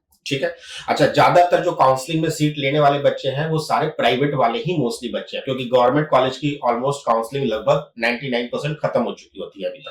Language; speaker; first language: Hindi; native; Hindi